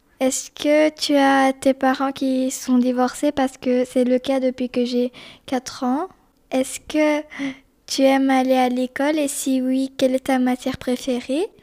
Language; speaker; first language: French; early bilingual, other home language; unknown